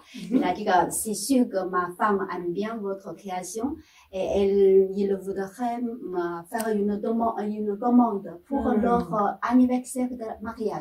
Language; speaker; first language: French; non-native, fluent; Chinese